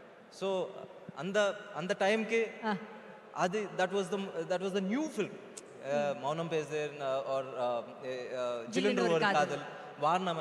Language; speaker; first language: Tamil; non-native, learner; Telugu